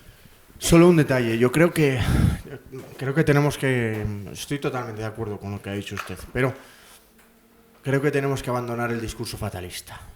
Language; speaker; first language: Spanish; native; Spanish